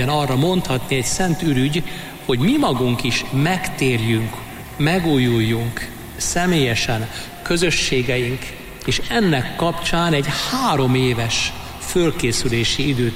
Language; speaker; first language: Hungarian; native; Hungarian